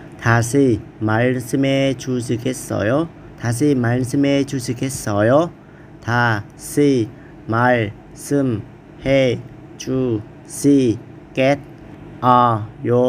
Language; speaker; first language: Korean; non-native, fluent; Vietnamese